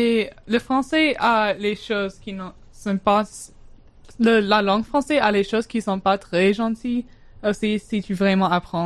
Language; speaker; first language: French; non-native, learner; English